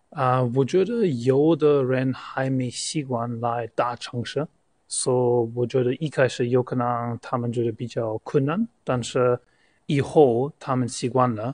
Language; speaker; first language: Chinese; non-native, fluent; German